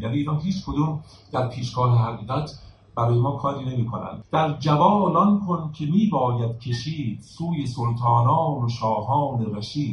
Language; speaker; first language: Persian; native; Persian